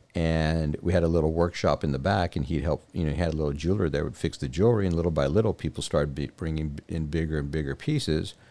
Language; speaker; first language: English; native; English